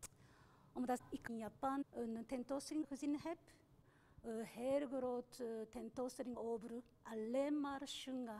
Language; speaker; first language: Dutch; non-native, learner; Japanese